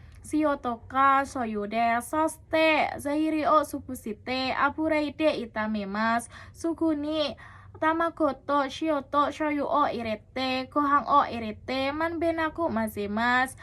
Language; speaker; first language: Japanese; non-native, learner; Indonesian